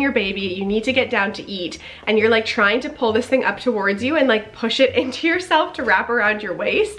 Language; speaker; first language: English; native; English